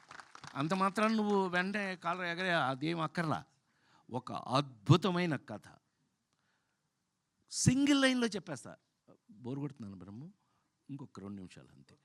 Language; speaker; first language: Telugu; native; Telugu